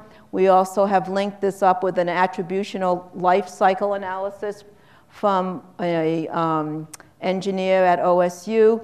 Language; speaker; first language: English; native; English